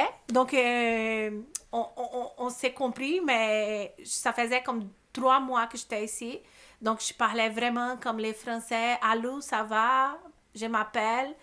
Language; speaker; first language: French; non-native, learner; Portuguese